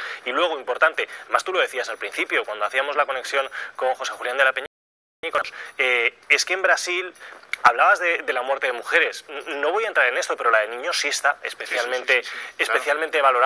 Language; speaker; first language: Spanish; native; Spanish